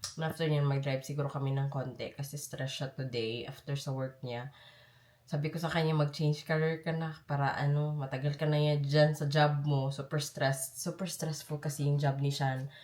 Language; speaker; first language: Filipino; non-native, local second language; Cebuano